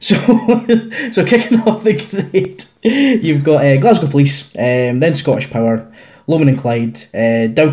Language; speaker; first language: English; native; English